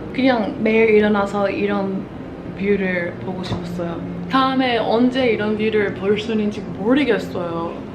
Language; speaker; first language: Korean; non-native, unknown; English